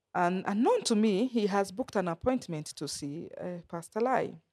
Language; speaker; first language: English; non-native, local second language; Kikuyu